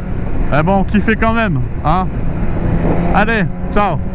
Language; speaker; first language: French; native; French